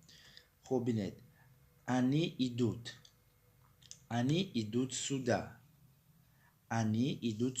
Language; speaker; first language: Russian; non-native, fluent; Tajik